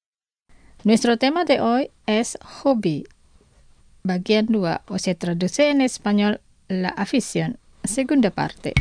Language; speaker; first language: Spanish; non-native, fluent; Indonesian